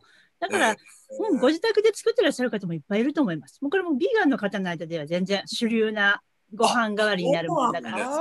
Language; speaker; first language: Japanese; native; Japanese